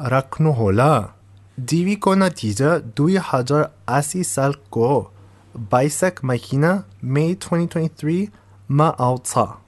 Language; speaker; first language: Nepali; non-native, fluent; English